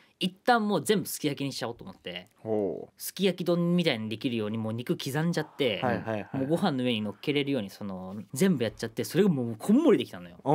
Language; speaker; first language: Japanese; native; Japanese